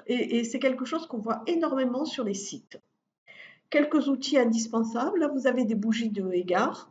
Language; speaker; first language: French; native; French